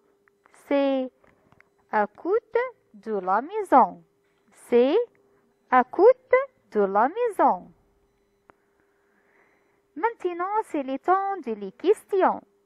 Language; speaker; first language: French; non-native, fluent; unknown